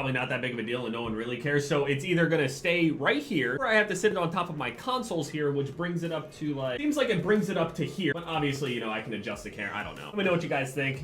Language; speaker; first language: English; native; English